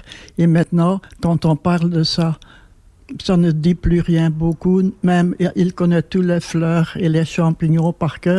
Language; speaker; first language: French; non-native, local second language; Dutch